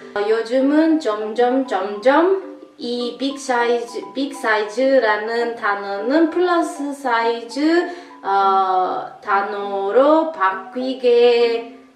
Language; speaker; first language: Korean; non-native, learner; Italian